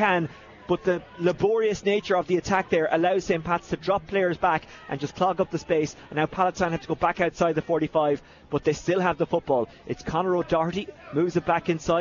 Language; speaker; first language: English; native; English